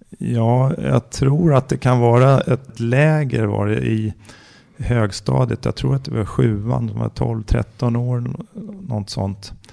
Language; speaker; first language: Swedish; native; Swedish